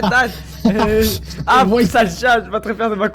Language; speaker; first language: French; native; French